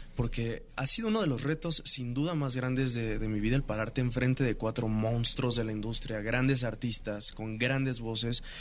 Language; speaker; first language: Spanish; native; Spanish